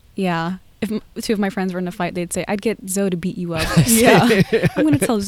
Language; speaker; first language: English; native; English